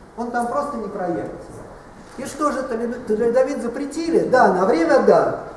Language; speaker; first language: Russian; native; Russian